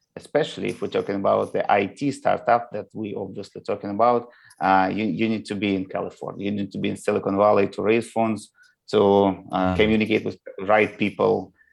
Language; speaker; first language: English; non-native, learner; Russian